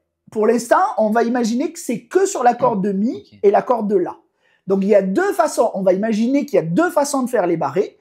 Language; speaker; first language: French; native; French